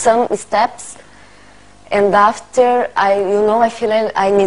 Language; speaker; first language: English; non-native, learner; Portuguese